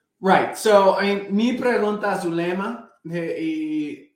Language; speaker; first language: Spanish; non-native, fluent; English